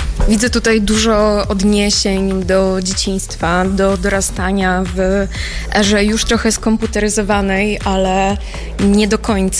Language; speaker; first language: Polish; native; Polish